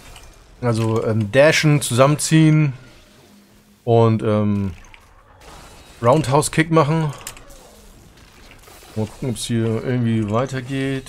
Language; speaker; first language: German; native; German